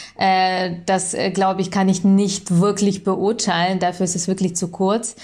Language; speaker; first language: German; early bilingual, other home language; Russian